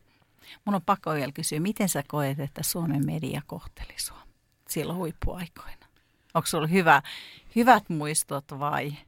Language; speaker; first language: Finnish; native; Finnish